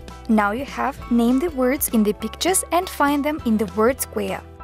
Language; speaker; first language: English; non-native, fluent; Ukrainian